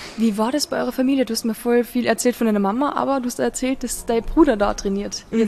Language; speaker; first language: German; native; German